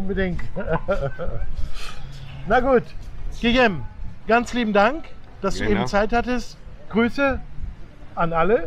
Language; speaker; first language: German; native; German